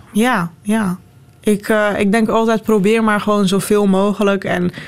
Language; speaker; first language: Dutch; non-native, local second language; Turkish